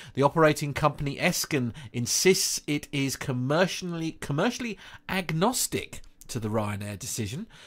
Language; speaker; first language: English; native; English